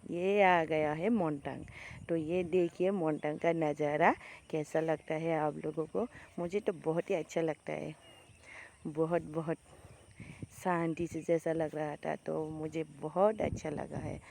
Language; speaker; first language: Hindi; non-native, local second language; Kok Borok